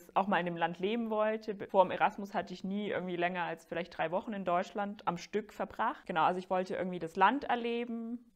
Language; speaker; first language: German; non-native, fluent; Finnish